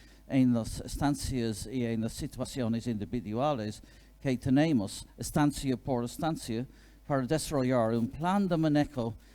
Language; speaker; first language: Spanish; non-native, fluent; English